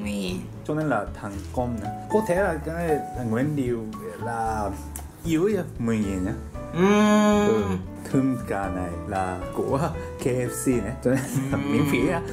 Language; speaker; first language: Vietnamese; non-native, learner; Japanese